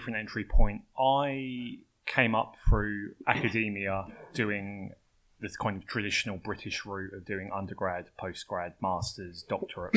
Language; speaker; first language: English; native; English